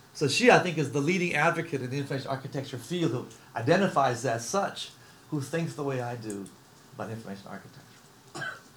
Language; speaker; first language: English; native; English